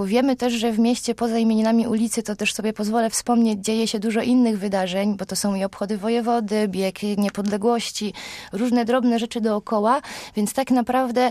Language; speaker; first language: Polish; native; Polish